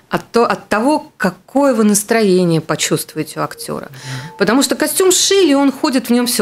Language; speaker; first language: Russian; native; Russian